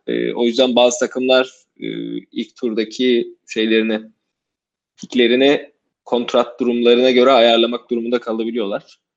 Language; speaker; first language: Turkish; native; Turkish